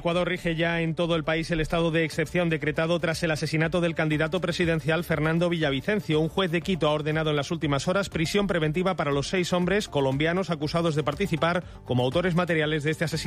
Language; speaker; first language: Spanish; native; Spanish